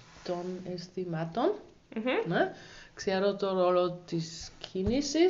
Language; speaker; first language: Greek; non-native, learner; German